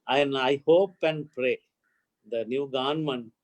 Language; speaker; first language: English; non-native, local second language; Sinhala